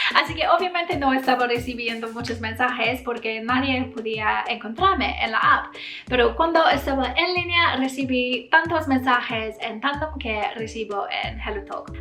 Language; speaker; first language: Spanish; non-native, learner; English